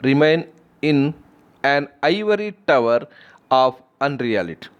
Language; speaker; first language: English; non-native, local second language; Kannada